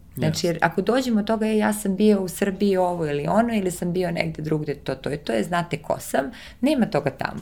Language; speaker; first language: Serbian; early bilingual, heritage; Serbian